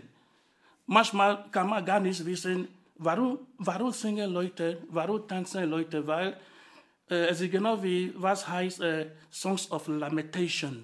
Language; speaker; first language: German; non-native, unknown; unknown